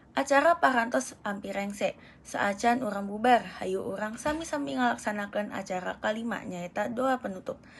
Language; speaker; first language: Sundanese; native; Sundanese